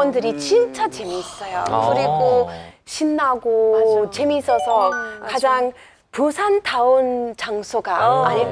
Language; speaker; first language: Korean; non-native, fluent; English